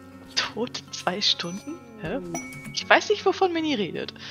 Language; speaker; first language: German; native; German